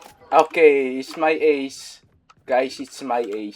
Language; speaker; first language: English; non-native, local second language; Filipino